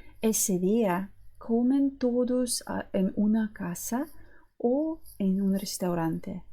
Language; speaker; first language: Spanish; non-native, fluent; Ukrainian